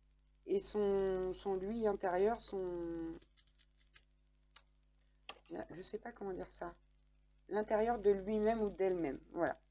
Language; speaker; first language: French; native; French